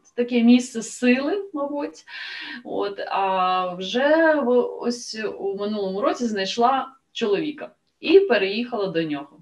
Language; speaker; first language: Ukrainian; native; Ukrainian